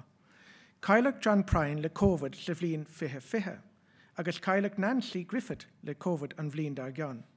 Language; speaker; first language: Irish; non-native, local second language; English